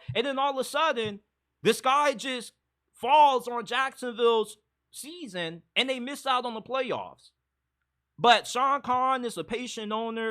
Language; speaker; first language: English; native; English